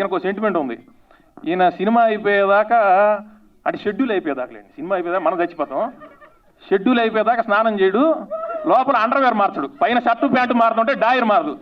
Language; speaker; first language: Telugu; native; Telugu